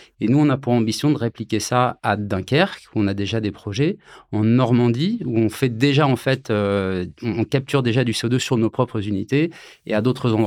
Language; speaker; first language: French; native; French